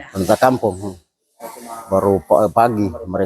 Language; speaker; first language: Indonesian; non-native, local second language; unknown